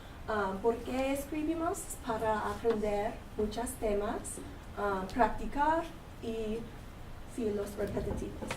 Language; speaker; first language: Spanish; non-native, learner; English